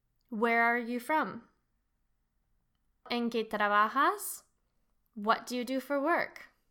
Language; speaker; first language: English; native; English